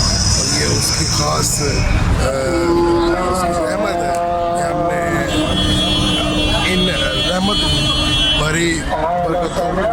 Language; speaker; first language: Urdu; native; Urdu